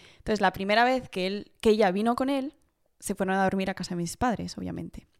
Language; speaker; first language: Spanish; early bilingual, heritage; Spanish